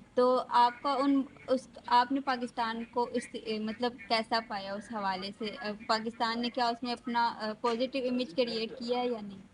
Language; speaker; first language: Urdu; native; Urdu